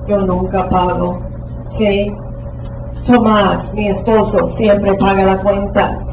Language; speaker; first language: Spanish; non-native, fluent; English